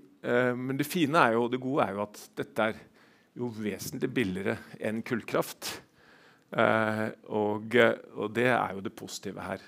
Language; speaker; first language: Norwegian; native; Norwegian